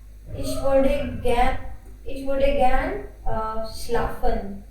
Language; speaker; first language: German; non-native, learner; Hindi